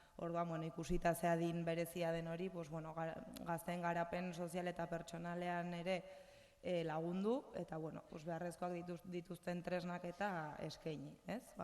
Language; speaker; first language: Basque; non-native, local second language; Spanish